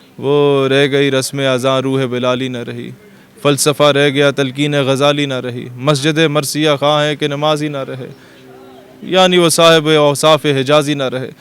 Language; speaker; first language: Urdu; non-native, local second language; Punjabi